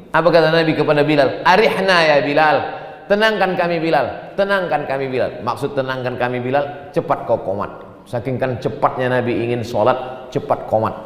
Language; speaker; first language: Indonesian; native; Indonesian